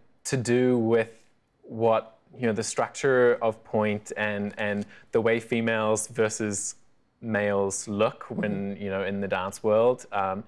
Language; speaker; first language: English; native; English